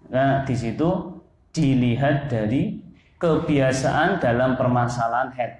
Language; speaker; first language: Indonesian; non-native, local second language; Javanese